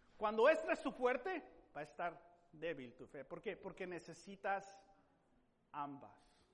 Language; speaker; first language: Spanish; non-native, fluent; English